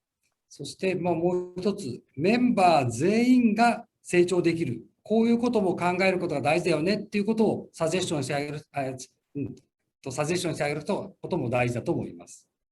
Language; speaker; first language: Japanese; native; Japanese